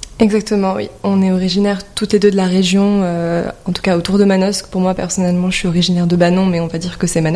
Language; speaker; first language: French; native; French